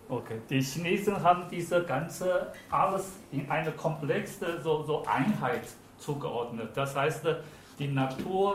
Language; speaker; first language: German; non-native, fluent; Chinese